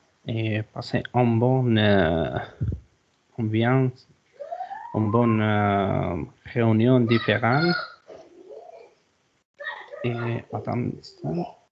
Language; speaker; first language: French; non-native, learner; Spanish